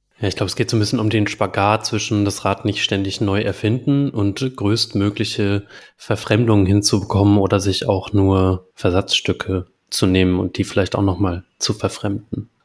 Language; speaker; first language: German; native; German